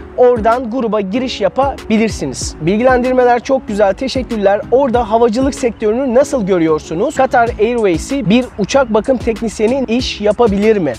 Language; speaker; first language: Turkish; native; Turkish